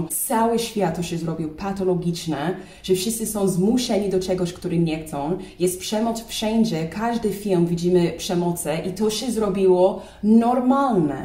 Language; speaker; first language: Polish; non-native, learner; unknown